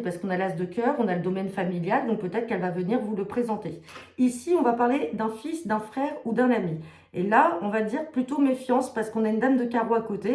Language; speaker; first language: French; native; French